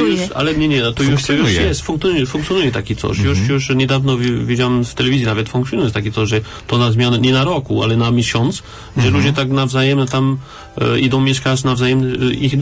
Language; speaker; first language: Polish; non-native, learner; French